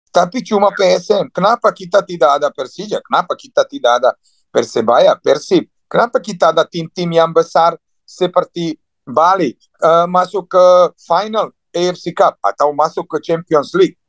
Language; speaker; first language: Indonesian; non-native, fluent; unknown